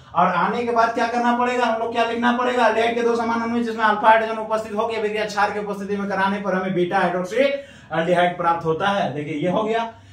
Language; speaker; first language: Hindi; native; Hindi